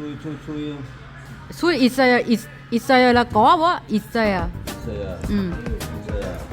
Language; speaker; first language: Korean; non-native, learner; Vietnamese